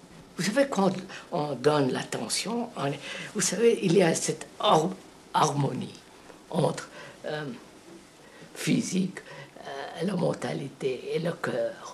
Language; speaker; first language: French; non-native, fluent; Telugu